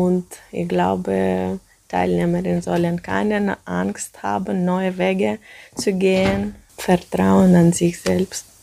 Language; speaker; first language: German; non-native, fluent; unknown